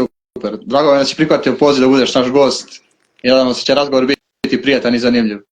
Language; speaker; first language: Croatian; native; Croatian